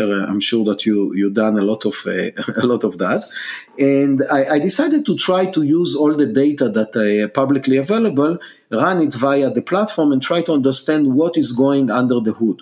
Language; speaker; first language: English; non-native, fluent; Hebrew